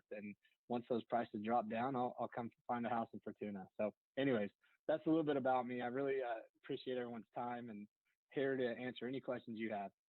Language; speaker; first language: English; native; English